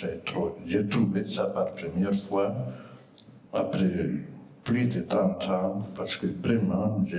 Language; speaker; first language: French; non-native, fluent; Spanish